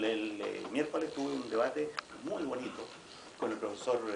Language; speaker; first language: Spanish; native; Spanish